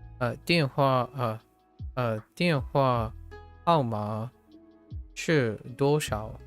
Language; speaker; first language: Chinese; non-native, learner; English